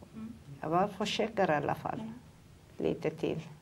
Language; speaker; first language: Swedish; non-native, learner; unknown